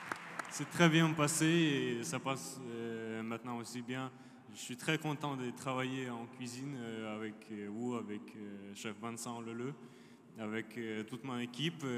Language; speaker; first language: French; non-native, learner; Ukrainian